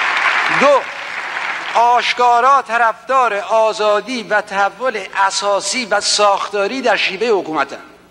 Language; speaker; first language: Persian; native; Persian